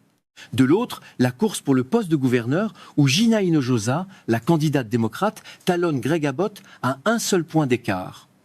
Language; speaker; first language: French; native; French